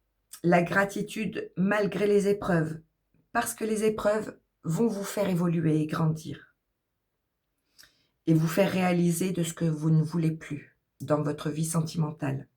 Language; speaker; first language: French; native; French